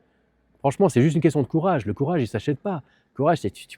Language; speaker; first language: French; native; French